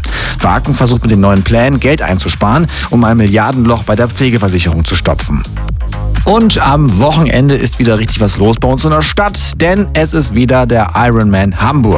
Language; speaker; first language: German; native; German